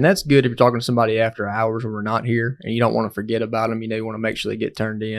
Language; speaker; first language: English; native; English